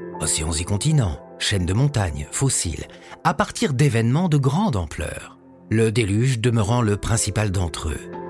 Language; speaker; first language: French; native; French